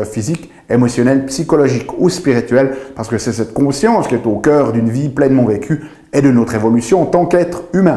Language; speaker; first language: French; native; French